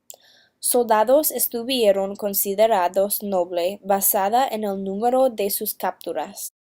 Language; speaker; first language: Spanish; non-native, learner; English